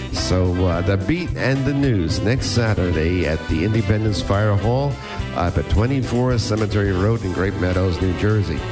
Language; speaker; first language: English; early bilingual, other home language; Polish